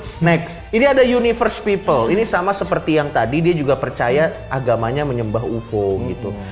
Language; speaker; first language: Indonesian; native; Indonesian